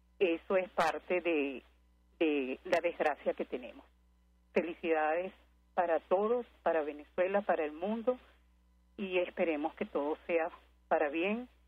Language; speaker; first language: Spanish; native; Spanish